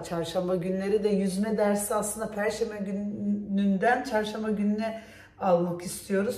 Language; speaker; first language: Turkish; early bilingual, heritage; Turkish